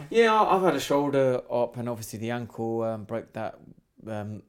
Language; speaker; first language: English; native; English